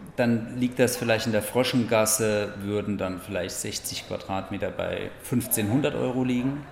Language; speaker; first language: German; native; German